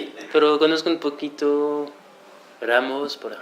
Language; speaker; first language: Spanish; non-native, fluent; French